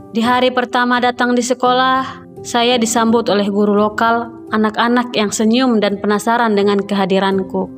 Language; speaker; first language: Indonesian; native; Indonesian